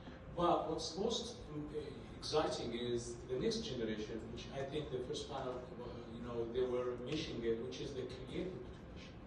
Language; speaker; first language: English; non-native, fluent; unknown